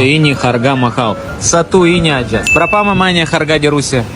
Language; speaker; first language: Indonesian; non-native, learner; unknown